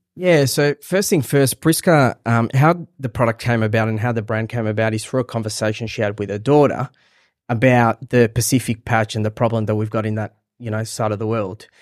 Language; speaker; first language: English; early bilingual, other home language; Hebrew